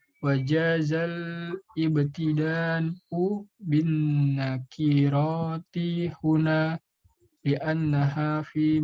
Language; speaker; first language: Arabic; non-native, learner; Indonesian